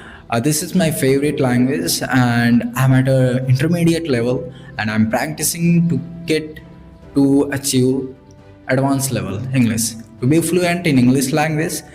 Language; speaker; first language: English; non-native, learner; Bhojpuri